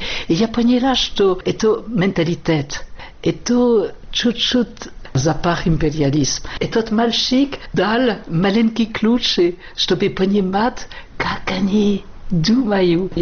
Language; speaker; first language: Russian; non-native, fluent; French